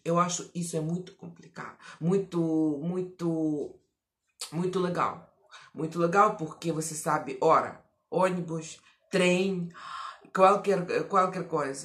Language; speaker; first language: Portuguese; non-native, fluent; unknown